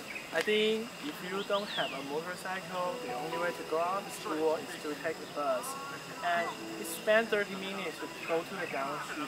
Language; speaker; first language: English; non-native, learner; Chinese